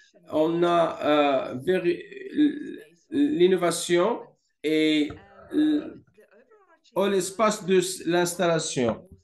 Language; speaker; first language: French; non-native, fluent; English